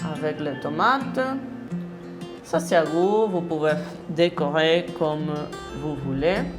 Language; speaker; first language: French; non-native, fluent; Spanish